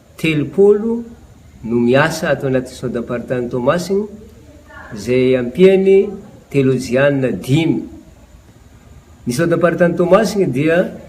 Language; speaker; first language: Malagasy; native; Malagasy